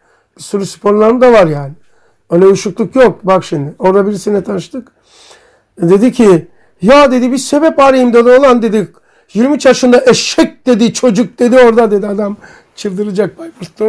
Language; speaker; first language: Turkish; native; Turkish